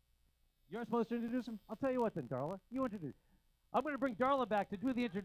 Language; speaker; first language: English; native; English